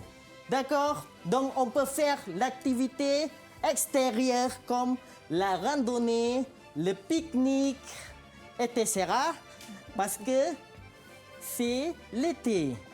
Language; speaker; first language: French; non-native, fluent; Malay